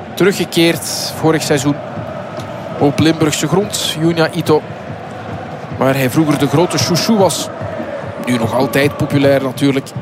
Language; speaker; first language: Dutch; native; Dutch